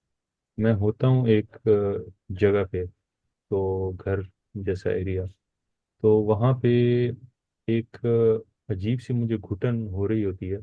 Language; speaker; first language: Hindi; non-native, local second language; Punjabi